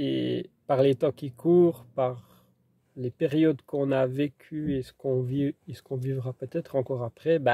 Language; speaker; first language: French; native; French